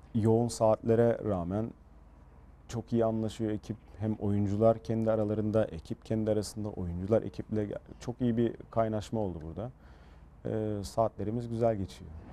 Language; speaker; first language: Turkish; early bilingual, heritage; Turkish